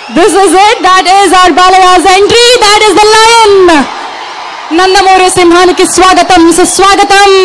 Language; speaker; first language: Telugu; native; Telugu